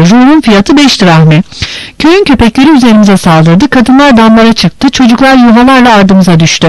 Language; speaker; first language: Turkish; native; Turkish